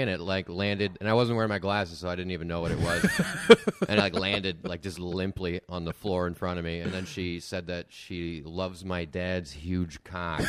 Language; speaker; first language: English; native; English